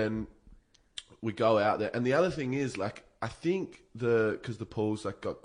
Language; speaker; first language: English; native; English